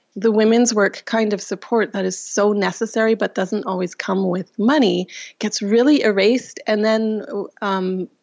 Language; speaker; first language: English; non-native, fluent; Russian